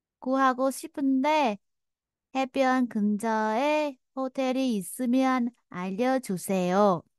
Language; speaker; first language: Korean; non-native, fluent; Vietnamese